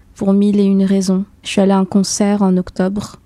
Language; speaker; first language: French; native; French